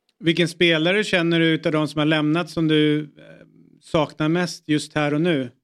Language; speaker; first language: Swedish; native; Swedish